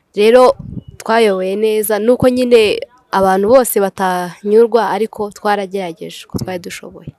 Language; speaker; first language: Kinyarwanda; early bilingual, heritage; Kinyarwanda